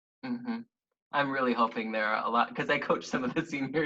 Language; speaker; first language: English; native; English